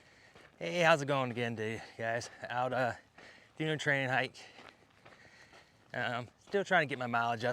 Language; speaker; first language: English; native; English